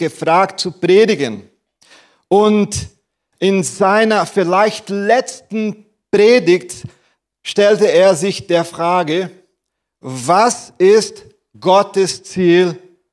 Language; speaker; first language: German; non-native, fluent; Portuguese